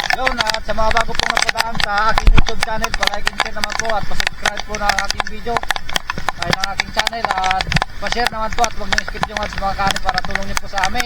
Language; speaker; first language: Filipino; native; Filipino